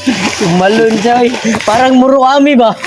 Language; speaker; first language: Filipino; non-native, local second language; Cebuano